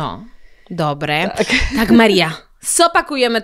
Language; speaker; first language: Slovak; non-native, fluent; Spanish